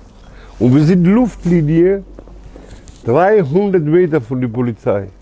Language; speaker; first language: German; early bilingual, other home language; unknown